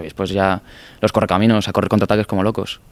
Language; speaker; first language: Spanish; native; Spanish